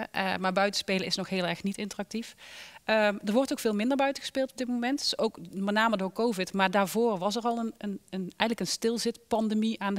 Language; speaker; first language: Dutch; native; Dutch